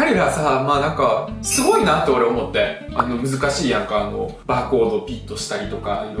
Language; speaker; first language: Japanese; early bilingual, other home language; Russian